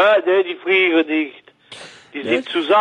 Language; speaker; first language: German; non-native, learner; French